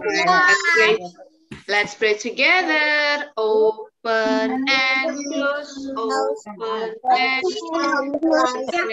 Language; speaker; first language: English; non-native, local second language; Indonesian